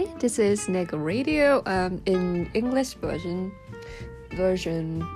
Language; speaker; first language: English; non-native, learner; Japanese